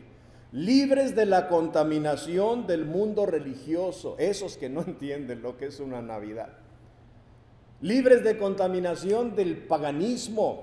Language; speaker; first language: Spanish; native; Spanish